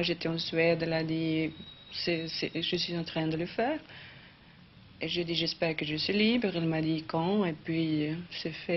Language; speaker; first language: French; non-native, fluent; Swedish